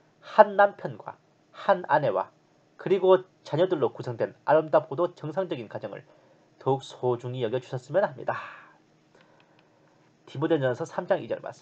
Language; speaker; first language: Korean; native; Korean